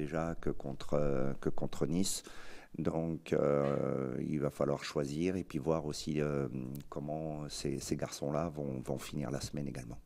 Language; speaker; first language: French; native; French